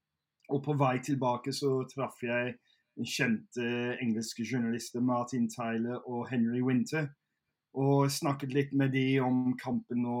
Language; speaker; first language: Norwegian; non-native, fluent; English